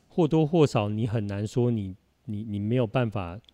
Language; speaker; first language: Chinese; native; Chinese